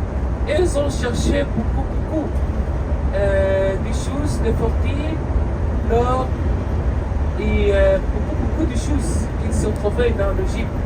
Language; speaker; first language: French; non-native, learner; Arabic